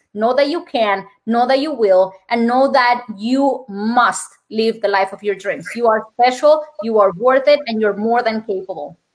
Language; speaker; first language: English; non-native, fluent; Spanish